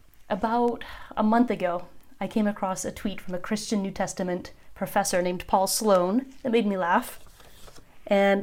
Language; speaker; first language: English; native; English